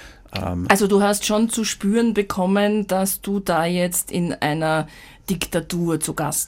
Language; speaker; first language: German; native; German